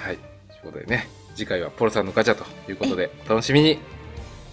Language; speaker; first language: Japanese; native; Japanese